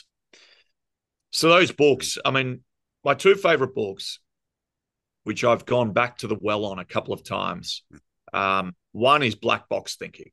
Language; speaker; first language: English; native; English